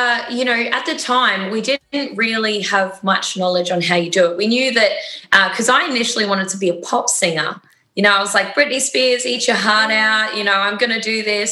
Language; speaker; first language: English; native; English